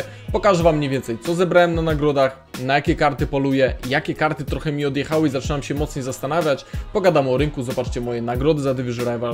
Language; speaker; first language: Polish; native; Polish